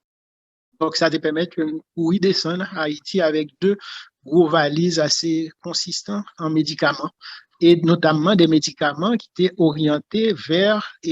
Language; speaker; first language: French; non-native, local second language; Haitian Creole